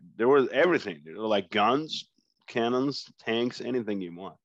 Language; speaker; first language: English; non-native, fluent; Arabic